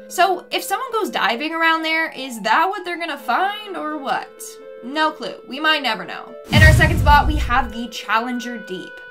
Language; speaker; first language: English; native; English